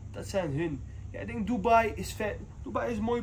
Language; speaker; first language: Dutch; early bilingual, other home language; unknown